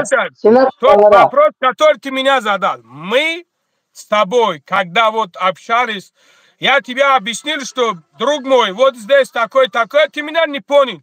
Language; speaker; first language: Russian; non-native, learner; Tajik